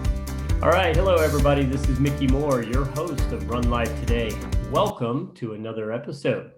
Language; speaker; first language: English; native; English